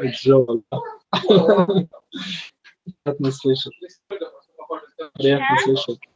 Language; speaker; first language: Russian; non-native, learner; Turkmen